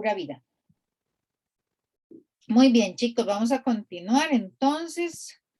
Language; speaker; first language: Spanish; native; Spanish